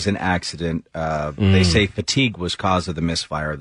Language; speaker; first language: English; native; English